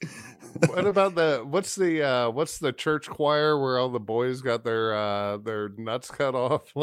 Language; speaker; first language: English; native; English